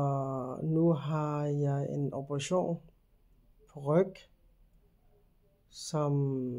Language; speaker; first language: Danish; non-native, learner; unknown